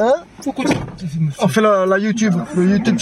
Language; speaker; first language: French; native; French